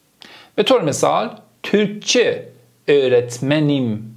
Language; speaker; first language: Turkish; non-native, fluent; Persian